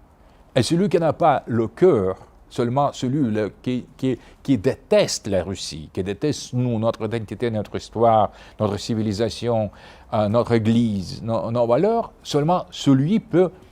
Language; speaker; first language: French; non-native, fluent; Russian